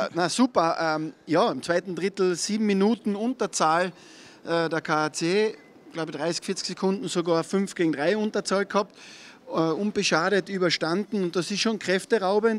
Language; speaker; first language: German; native; German